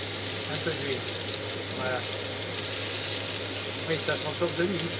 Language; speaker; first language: French; native; French